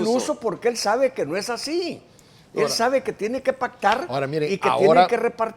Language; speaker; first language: Spanish; native; Spanish